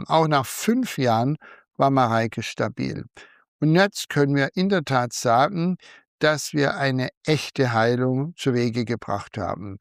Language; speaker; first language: German; native; German